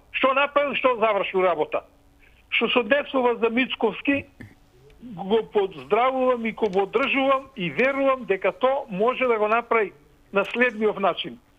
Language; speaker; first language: Macedonian; native; Macedonian